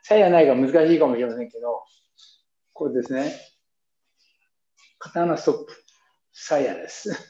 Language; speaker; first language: Japanese; native; Japanese